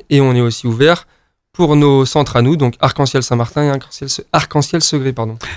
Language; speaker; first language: French; native; French